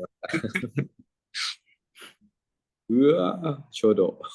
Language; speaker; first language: Japanese; non-native, fluent; Thai